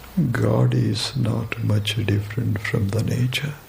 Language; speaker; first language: English; non-native, local second language; Kannada